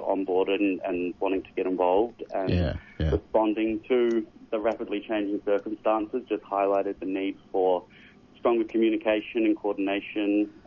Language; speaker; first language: English; native; English